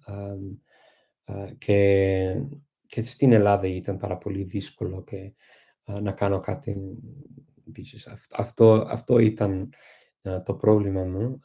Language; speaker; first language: Greek; non-native, fluent; English